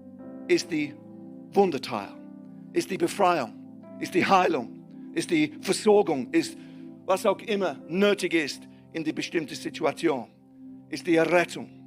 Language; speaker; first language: German; non-native, fluent; English